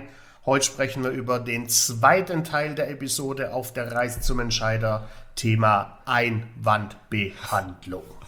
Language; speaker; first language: German; native; German